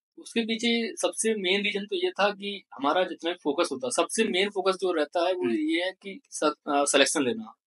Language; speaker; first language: Hindi; native; Hindi